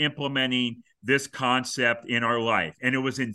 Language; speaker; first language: English; native; English